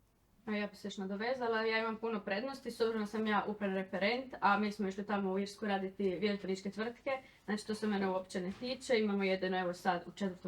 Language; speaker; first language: Croatian; native; Croatian